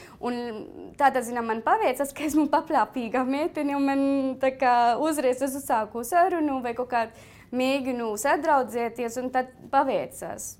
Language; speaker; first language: Latvian; non-native, fluent; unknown